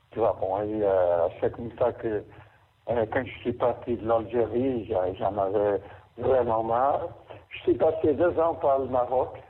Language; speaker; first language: French; non-native, fluent; Portuguese